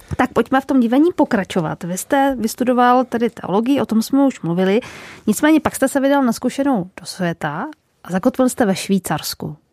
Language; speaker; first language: Czech; native; Czech